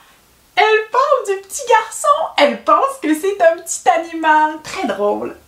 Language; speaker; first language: French; native; French